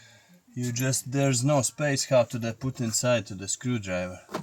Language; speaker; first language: English; non-native, learner; Latvian